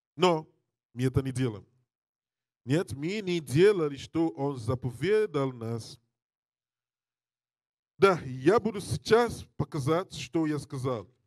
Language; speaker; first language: Russian; non-native, learner; English